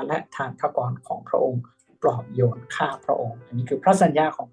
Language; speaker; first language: Thai; native; Thai